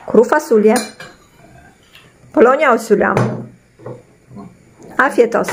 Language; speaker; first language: Turkish; non-native, fluent; Polish